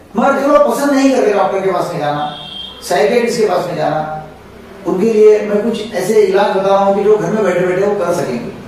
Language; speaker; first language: Hindi; non-native, local second language; Marathi